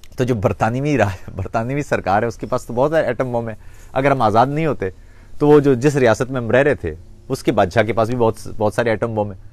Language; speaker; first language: Urdu; non-native, local second language; Punjabi